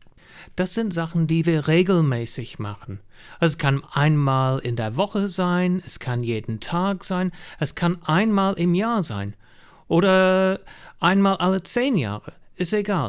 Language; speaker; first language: German; non-native, fluent; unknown